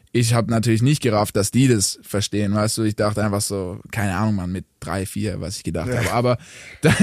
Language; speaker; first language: German; native; German